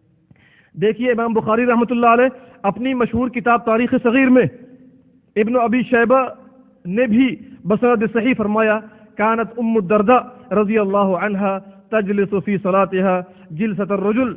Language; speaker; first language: Urdu; native; Urdu